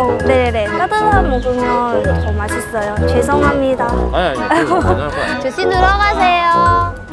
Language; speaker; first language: Korean; non-native, learner; Vietnamese